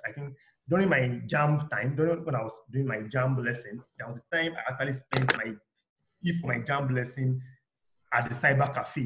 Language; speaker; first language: English; non-native, local second language; Yoruba